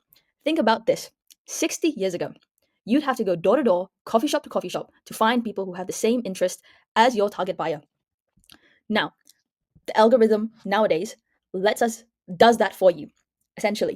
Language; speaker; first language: English; native; English